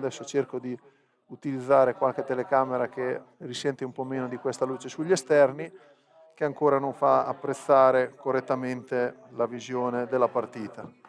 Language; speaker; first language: Italian; native; Italian